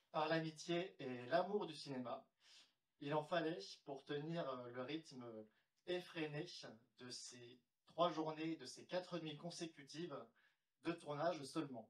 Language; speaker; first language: French; native; French